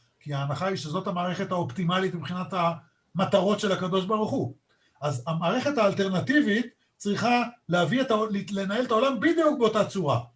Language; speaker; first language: Hebrew; native; Hebrew